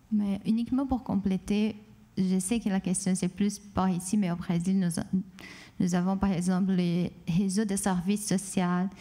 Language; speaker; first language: French; non-native, fluent; Portuguese